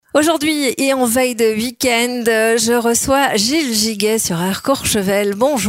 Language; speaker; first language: French; native; French